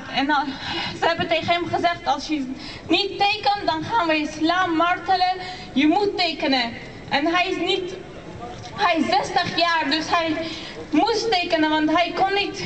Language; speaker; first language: Dutch; early bilingual, other home language; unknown